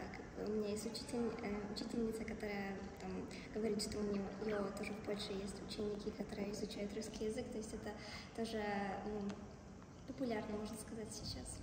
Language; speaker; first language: Russian; non-native, fluent; Polish